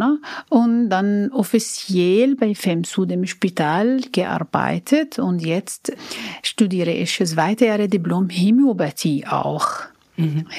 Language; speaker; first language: German; non-native, learner; Arabic